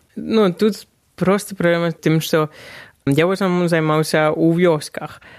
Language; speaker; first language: Belarusian; non-native, fluent; German